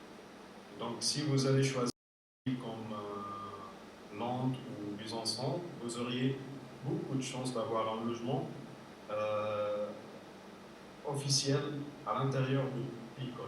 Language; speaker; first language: French; non-native, fluent; Arabic